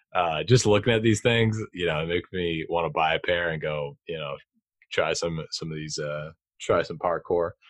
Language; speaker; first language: English; native; English